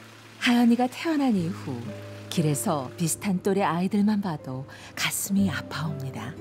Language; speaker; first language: Korean; native; Korean